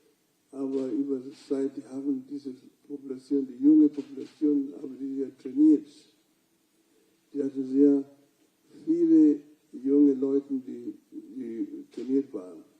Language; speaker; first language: German; non-native, fluent; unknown